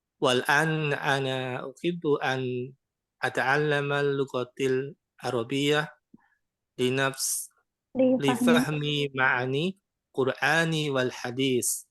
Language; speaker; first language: Arabic; non-native, learner; Indonesian